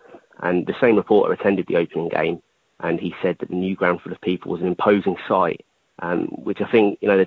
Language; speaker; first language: English; native; English